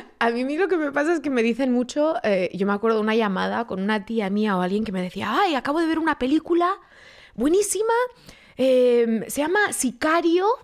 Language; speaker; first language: Spanish; native; Spanish